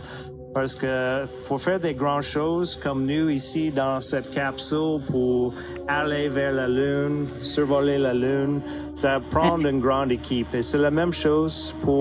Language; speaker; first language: French; non-native, fluent; English